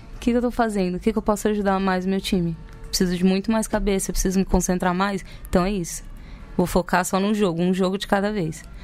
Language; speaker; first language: Portuguese; native; Portuguese